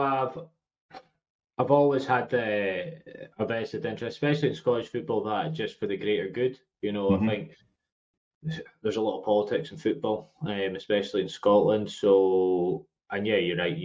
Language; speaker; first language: English; native; English